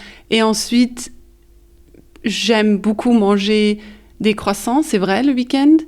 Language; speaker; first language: French; early bilingual, heritage; French